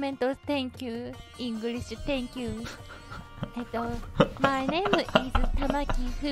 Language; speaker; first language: English; non-native, learner; Japanese